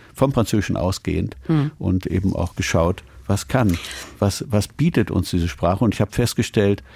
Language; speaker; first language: German; native; German